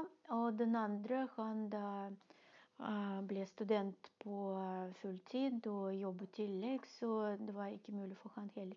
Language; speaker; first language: Norwegian; non-native, fluent; Russian